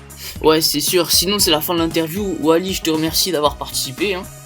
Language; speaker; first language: French; native; French